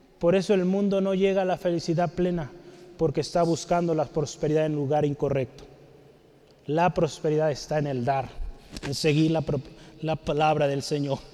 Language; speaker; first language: Spanish; native; Spanish